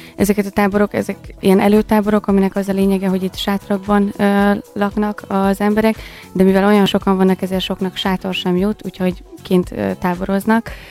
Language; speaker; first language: Hungarian; native; Hungarian